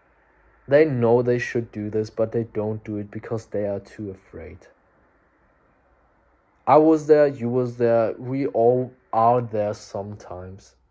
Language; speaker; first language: English; non-native, fluent; German